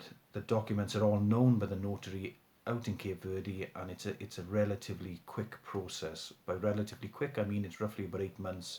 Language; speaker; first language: English; native; English